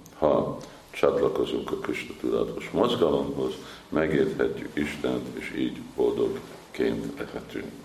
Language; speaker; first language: Hungarian; early bilingual, heritage; Hungarian